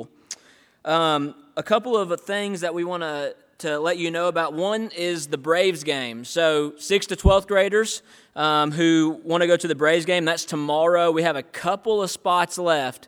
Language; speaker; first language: English; native; English